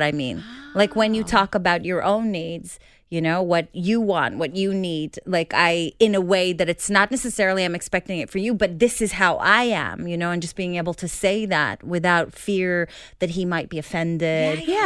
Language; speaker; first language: English; non-native, fluent; Hebrew